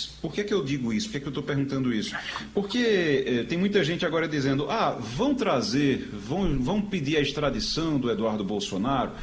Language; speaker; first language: Portuguese; native; Portuguese